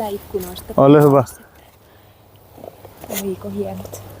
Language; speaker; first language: Finnish; native; Finnish